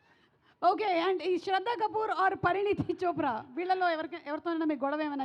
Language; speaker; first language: Telugu; native; Telugu